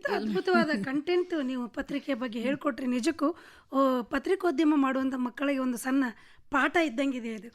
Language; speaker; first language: Kannada; native; Kannada